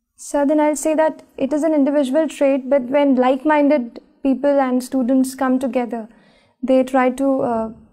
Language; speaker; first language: English; non-native, local second language; Marathi